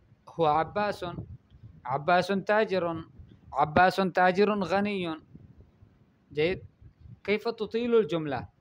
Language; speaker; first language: Arabic; non-native, fluent; Urdu